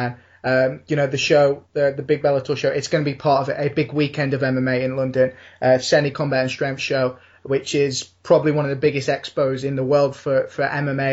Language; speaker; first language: English; native; English